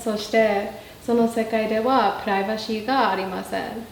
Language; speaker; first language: Japanese; non-native, fluent; English